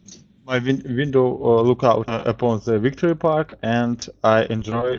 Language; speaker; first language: English; non-native, learner; Russian